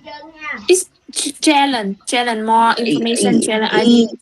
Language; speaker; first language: English; non-native, learner; Vietnamese